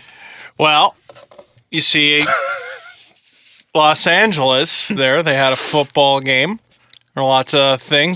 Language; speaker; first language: English; native; English